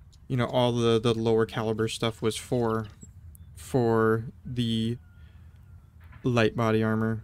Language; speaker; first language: English; native; English